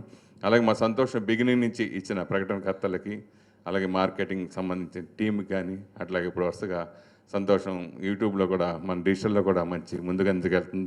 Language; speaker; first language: Telugu; native; Telugu